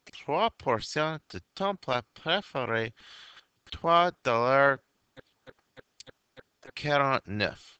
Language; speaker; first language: French; non-native, fluent; English